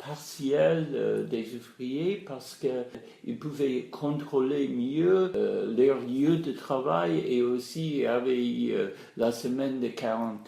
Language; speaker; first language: French; non-native, fluent; English